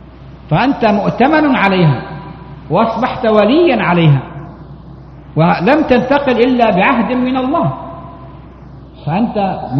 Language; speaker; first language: Arabic; native; Arabic